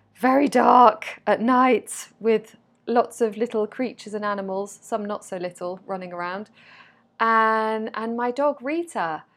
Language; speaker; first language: English; native; English